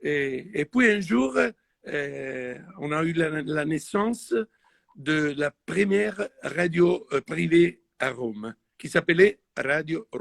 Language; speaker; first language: French; non-native, fluent; Italian